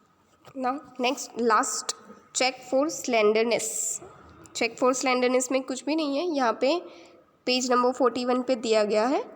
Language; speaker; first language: Hindi; native; Hindi